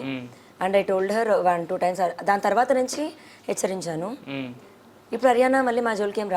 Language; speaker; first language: Telugu; native; Telugu